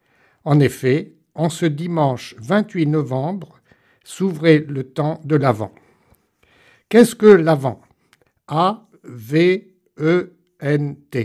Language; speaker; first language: French; native; French